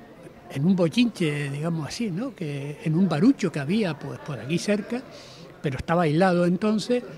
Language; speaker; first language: Spanish; native; Spanish